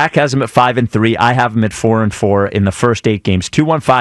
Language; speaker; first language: English; native; English